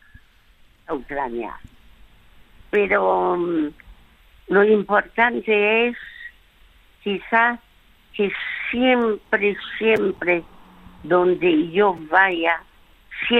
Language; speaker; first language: Spanish; early bilingual, other home language; French